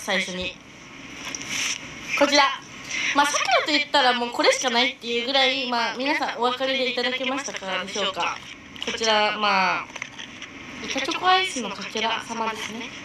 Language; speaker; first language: Japanese; native; Japanese